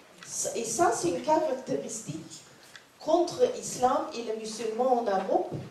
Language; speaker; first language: French; non-native, learner; Norwegian